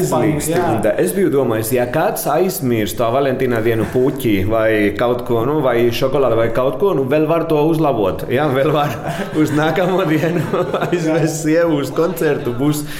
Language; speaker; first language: Latvian; non-native, fluent; Spanish